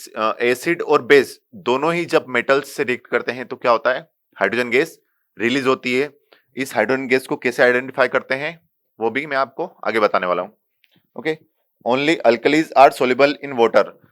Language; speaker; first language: Hindi; native; Hindi